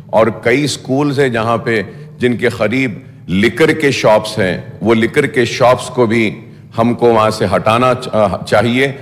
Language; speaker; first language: Urdu; native; Urdu